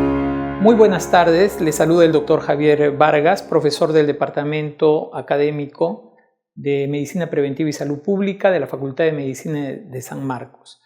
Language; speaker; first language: Spanish; native; Spanish